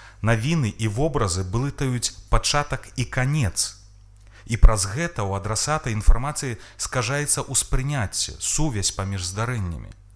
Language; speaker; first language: Belarusian; native; Belarusian